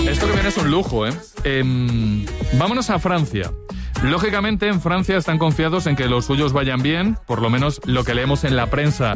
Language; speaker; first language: Spanish; native; Spanish